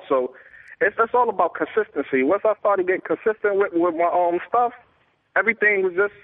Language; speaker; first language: English; native; English